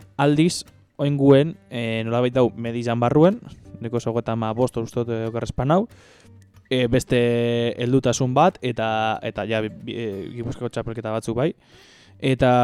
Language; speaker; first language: Basque; native; Basque